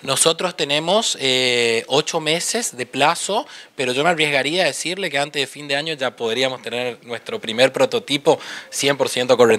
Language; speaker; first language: Spanish; native; Spanish